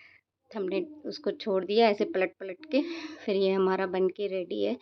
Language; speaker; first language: Hindi; native; Hindi